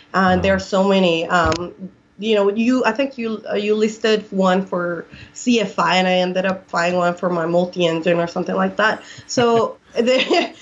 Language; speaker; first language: English; non-native, fluent; Spanish